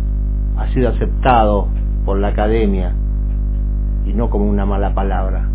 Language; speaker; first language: Spanish; native; Spanish